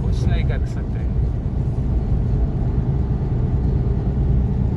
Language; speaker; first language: Hindi; non-native, local second language; Malayalam